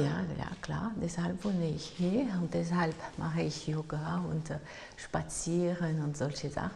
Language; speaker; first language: German; non-native, learner; French